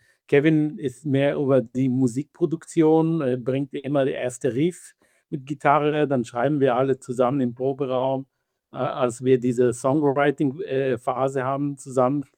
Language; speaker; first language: German; non-native, fluent; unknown